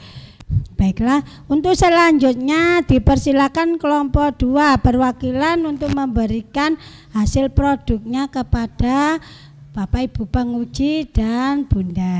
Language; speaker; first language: Indonesian; native; Indonesian